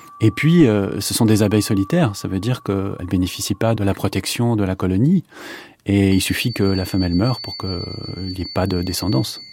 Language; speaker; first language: French; native; French